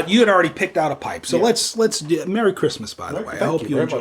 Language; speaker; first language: English; native; English